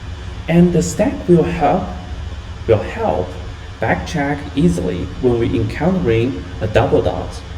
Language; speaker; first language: English; non-native, fluent; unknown